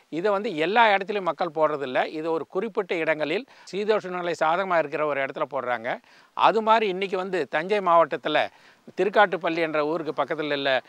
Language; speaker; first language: Tamil; native; Tamil